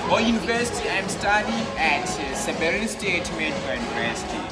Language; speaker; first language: English; non-native, local second language; Shona